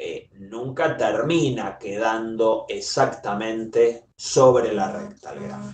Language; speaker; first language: Spanish; native; Spanish